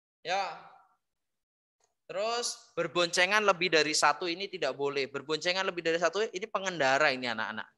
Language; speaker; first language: Indonesian; native; Indonesian